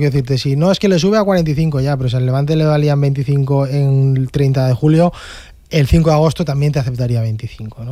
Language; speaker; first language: Spanish; native; Spanish